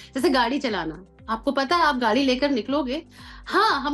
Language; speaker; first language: Hindi; native; Hindi